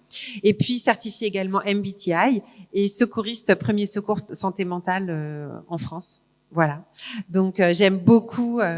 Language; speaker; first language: French; native; French